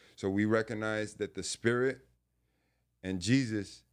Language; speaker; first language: English; native; English